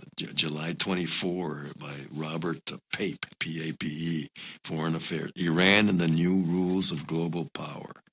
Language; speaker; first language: English; non-native, local second language; Spanish